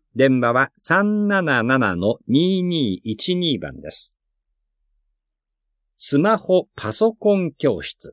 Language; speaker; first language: Japanese; native; Japanese